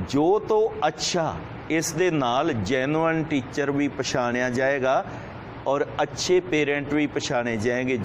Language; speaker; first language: Hindi; non-native, local second language; Punjabi